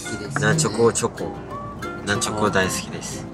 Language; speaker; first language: Korean; non-native, fluent; Japanese